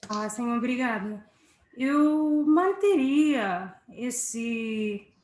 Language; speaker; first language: Portuguese; non-native, fluent; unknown